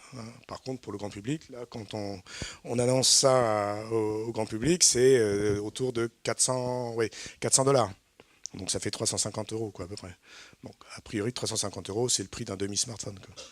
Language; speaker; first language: French; native; French